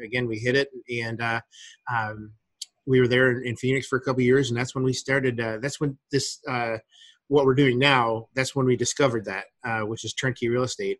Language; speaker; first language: English; native; English